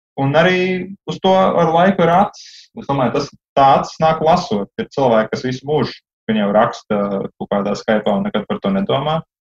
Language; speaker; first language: Latvian; native; Latvian